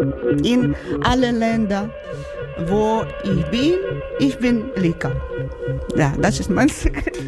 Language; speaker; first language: German; non-native, learner; Ukrainian